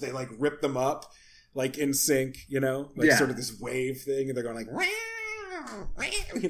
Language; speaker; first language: English; native; English